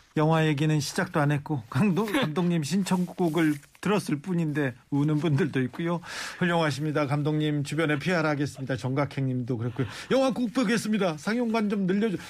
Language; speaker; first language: Korean; native; Korean